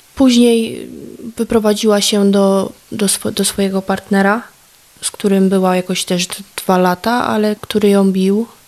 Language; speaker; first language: Polish; native; Polish